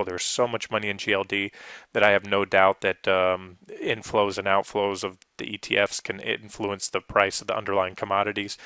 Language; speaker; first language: English; native; English